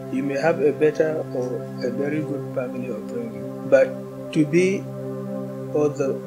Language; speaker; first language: English; non-native, local second language; Hausa